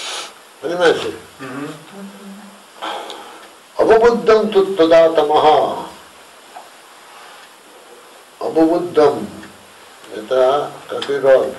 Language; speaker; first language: Russian; non-native, learner; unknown